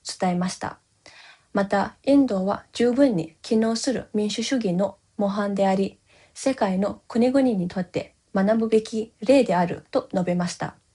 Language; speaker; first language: Japanese; non-native, fluent; Tibetan